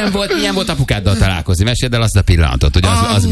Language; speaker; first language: Hungarian; native; Hungarian